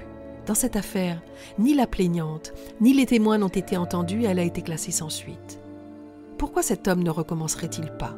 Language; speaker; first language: French; native; French